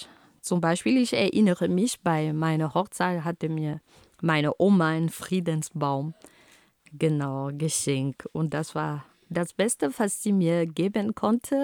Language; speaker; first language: German; non-native, fluent; Ghomala